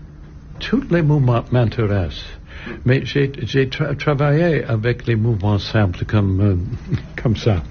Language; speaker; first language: French; non-native, learner; English